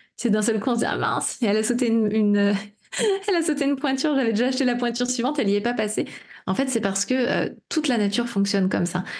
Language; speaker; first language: French; native; French